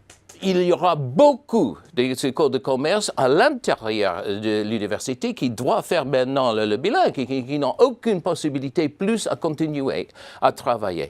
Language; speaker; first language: French; non-native, fluent; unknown